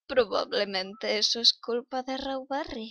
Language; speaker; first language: Spanish; native; Spanish